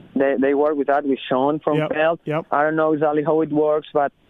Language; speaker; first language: English; non-native, learner; Spanish